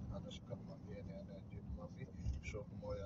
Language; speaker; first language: Arabic; non-native, learner; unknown